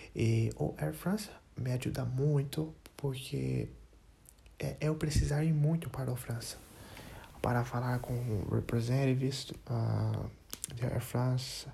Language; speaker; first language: Portuguese; non-native, learner; English